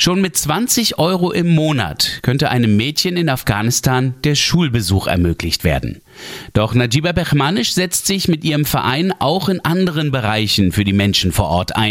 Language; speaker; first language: German; native; German